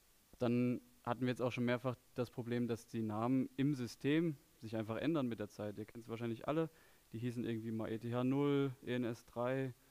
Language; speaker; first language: German; native; German